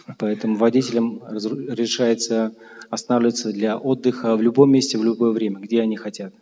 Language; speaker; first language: Russian; native; Russian